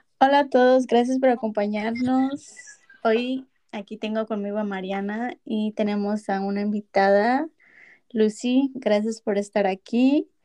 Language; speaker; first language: Spanish; early bilingual, heritage; Spanish